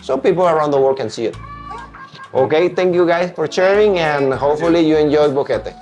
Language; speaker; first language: English; non-native, fluent; Spanish